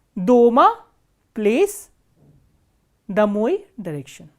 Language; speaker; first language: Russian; non-native, fluent; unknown